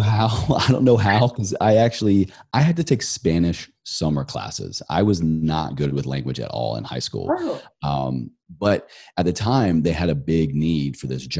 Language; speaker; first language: English; native; English